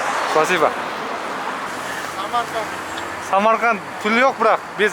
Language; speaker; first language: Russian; non-native, local second language; Kazakh